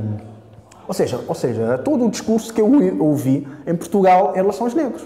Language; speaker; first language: Portuguese; non-native, local second language; Kabuverdianu